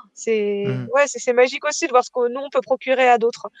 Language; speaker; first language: French; native; French